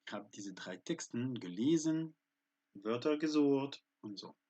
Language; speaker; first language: German; non-native, fluent; French